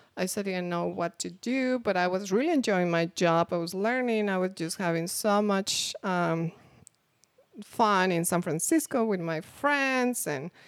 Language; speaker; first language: English; non-native, fluent; Spanish